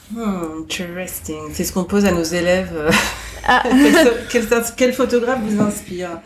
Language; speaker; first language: French; native; French